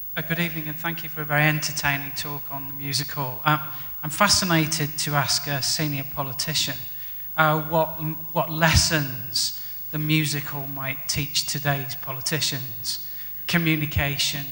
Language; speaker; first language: English; native; English